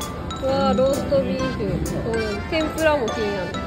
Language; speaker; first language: Japanese; native; Japanese